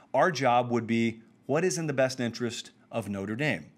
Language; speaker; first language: English; native; English